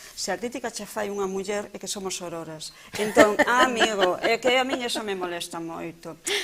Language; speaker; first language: Galician; non-native, local second language; Spanish